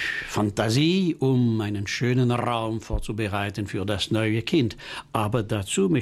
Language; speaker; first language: German; non-native, local second language; French